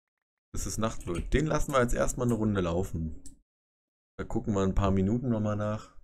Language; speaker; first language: German; native; German